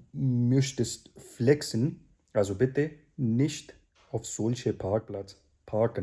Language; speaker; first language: German; non-native, learner; Urdu